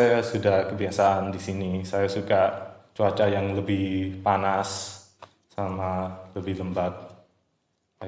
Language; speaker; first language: Indonesian; early bilingual, heritage; English